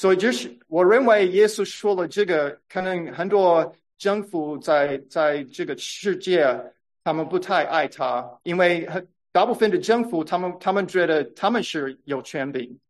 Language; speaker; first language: Chinese; non-native, fluent; English